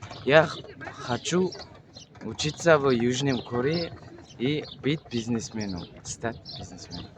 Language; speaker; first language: Russian; non-native, learner; Kazakh